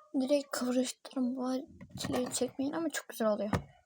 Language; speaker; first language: Turkish; native; Turkish